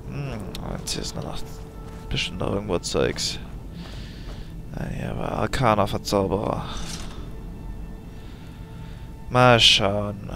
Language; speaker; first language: German; native; German